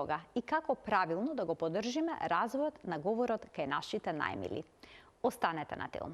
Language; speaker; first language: Macedonian; native; Macedonian